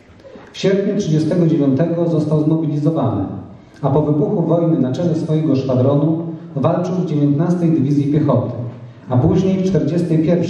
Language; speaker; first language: Polish; native; Polish